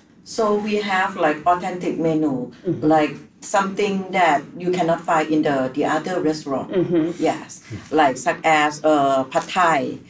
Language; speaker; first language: English; non-native, learner; Thai